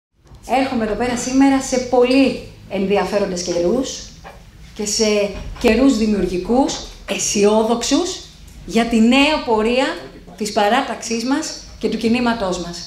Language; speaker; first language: Greek; native; Greek